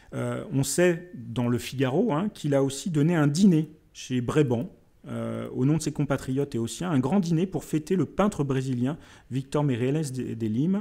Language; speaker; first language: French; native; French